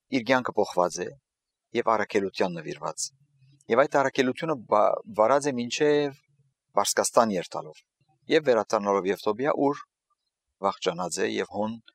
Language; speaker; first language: Armenian; early bilingual, heritage; Armenian